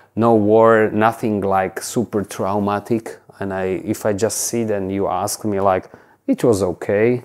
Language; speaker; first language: English; non-native, fluent; Slovak